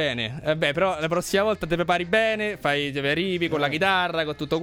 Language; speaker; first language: Italian; native; Italian